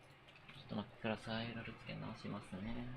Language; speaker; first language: Japanese; native; Japanese